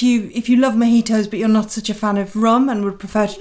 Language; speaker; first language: English; native; English